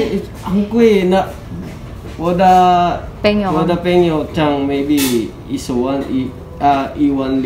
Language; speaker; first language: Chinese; non-native, learner; Filipino